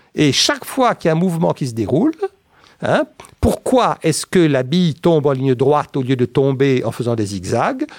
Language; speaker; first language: French; native; French